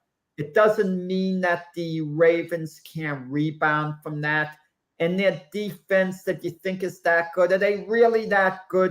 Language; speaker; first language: English; native; English